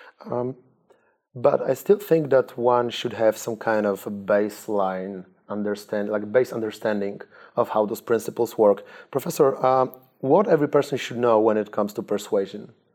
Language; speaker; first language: English; non-native, fluent; Polish